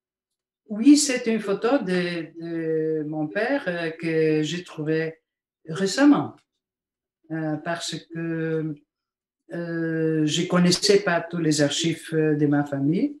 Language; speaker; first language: French; non-native, fluent; Bulgarian